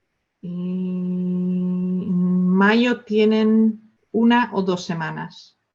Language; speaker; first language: Spanish; non-native, fluent; Dutch